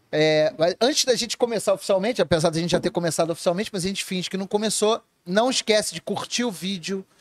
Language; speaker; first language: Portuguese; native; Portuguese